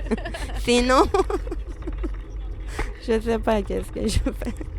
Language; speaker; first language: French; non-native, learner; Persian